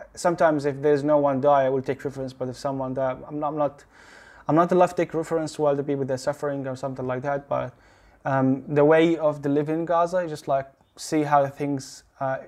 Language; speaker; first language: English; non-native, learner; Arabic